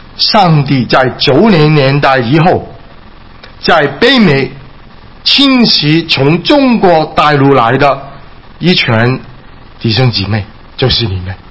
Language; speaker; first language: Chinese; non-native, local second language; Cantonese